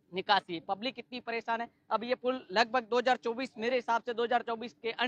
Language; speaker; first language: Hindi; native; Hindi